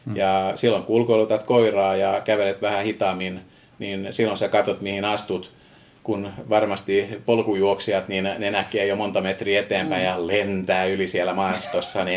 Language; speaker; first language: Finnish; non-native, fluent; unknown